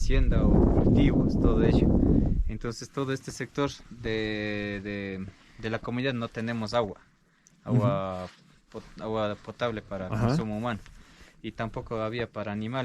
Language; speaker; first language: Spanish; non-native, local second language; Quechua